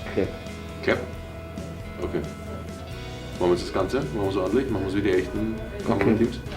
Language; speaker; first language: German; native; German